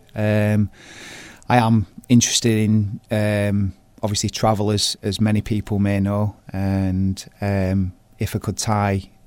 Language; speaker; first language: English; native; English